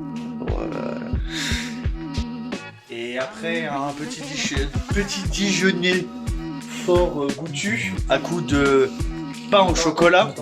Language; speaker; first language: French; native; French